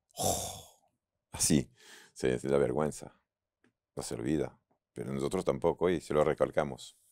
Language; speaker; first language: Spanish; non-native, fluent; French